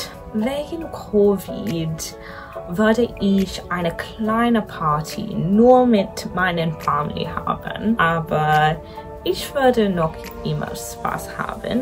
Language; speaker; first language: German; non-native, learner; English